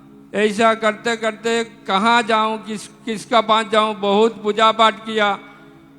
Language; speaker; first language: Hindi; non-native, local second language; Odia